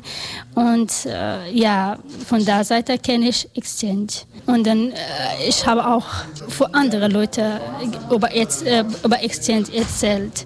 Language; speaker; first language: German; non-native, learner; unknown